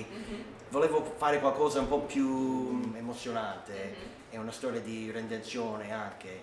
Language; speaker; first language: Italian; non-native, learner; English